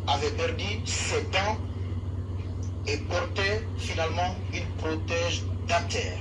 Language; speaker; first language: French; native; French